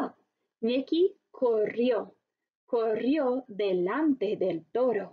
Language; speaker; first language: Spanish; non-native, fluent; English